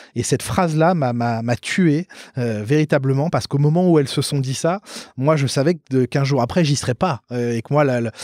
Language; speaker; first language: French; native; French